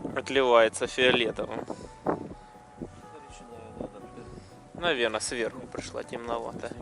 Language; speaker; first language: Russian; native; Russian